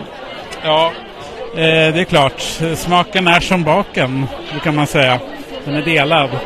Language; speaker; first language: Swedish; native; Swedish